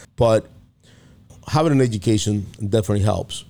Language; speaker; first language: English; non-native, fluent; Spanish